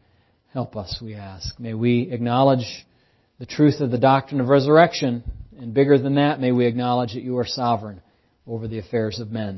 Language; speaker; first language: English; native; English